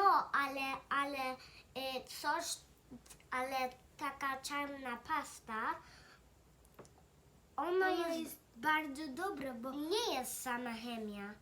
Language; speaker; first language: Polish; early bilingual, heritage; Polish